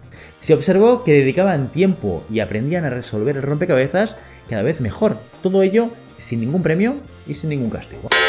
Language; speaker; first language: Spanish; native; Spanish